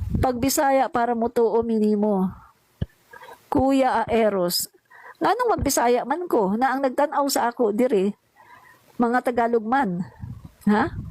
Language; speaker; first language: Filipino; non-native, local second language; Cebuano